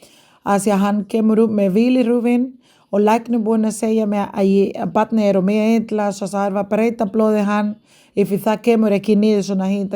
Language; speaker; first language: Icelandic; non-native, learner; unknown